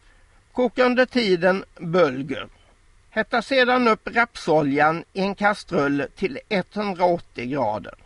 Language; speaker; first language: Swedish; native; Swedish